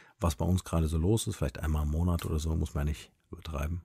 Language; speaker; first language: German; native; German